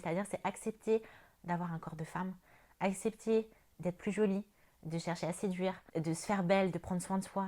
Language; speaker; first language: French; native; French